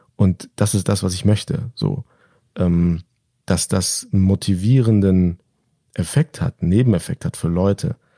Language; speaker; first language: German; early bilingual, other home language; Turkish